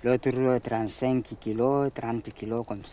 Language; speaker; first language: French; non-native, learner; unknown